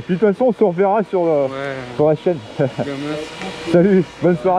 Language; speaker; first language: French; native; French